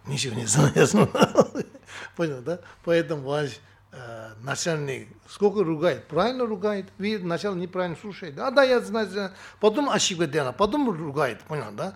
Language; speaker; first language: Russian; non-native, learner; Tibetan